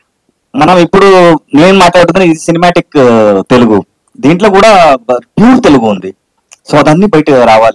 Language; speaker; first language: Telugu; non-native, learner; Kannada